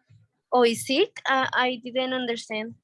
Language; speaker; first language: English; non-native, learner; Spanish